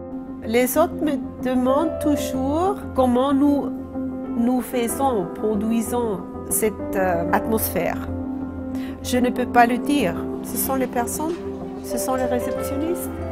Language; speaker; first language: French; non-native, fluent; German